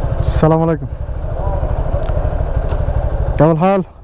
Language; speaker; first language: Arabic; non-native, learner; Bangla